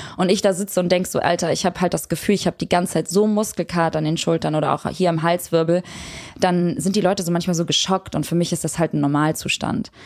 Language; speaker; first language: German; early bilingual, other home language; Albanian